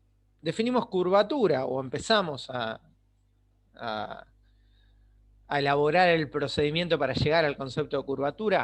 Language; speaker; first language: Spanish; native; Spanish